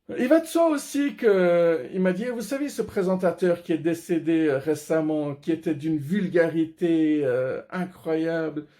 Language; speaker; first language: French; non-native, fluent; Persian